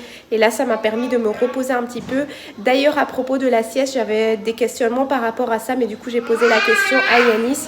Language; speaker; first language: French; native; French